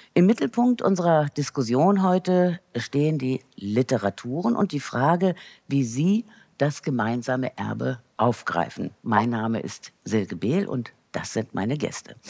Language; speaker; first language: German; native; German